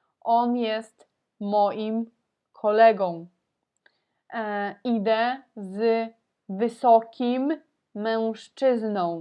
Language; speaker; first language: Polish; non-native, fluent; Russian